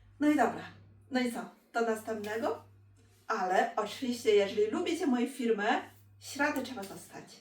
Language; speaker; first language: Polish; non-native, learner; Chinese